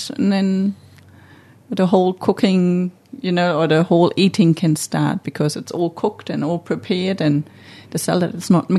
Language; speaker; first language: English; non-native, fluent; German